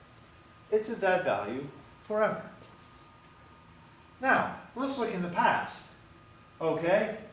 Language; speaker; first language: English; native; English